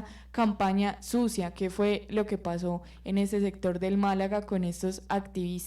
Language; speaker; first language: Spanish; native; Spanish